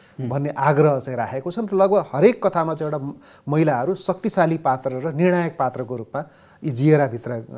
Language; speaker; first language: Nepali; native; Nepali